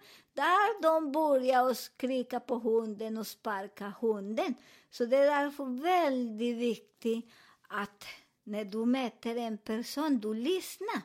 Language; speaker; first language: Swedish; non-native, learner; Spanish